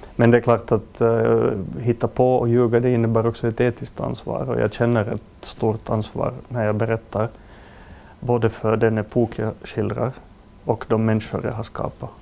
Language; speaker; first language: Swedish; native; Swedish